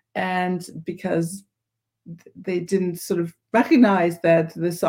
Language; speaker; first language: English; native; English